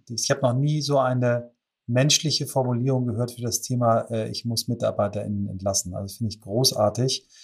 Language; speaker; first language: German; native; German